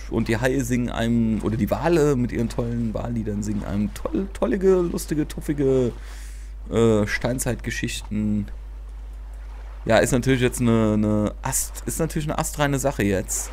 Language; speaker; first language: German; native; German